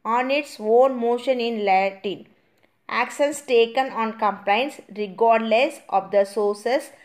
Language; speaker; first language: English; non-native, local second language; Tamil